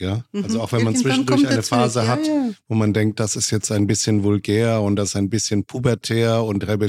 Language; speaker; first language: German; native; German